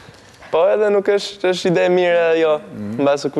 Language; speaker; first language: Albanian; early bilingual, heritage; Albanian